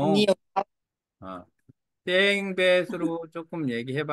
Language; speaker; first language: Vietnamese; non-native, learner; Korean